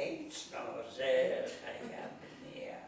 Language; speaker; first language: Hebrew; non-native, learner; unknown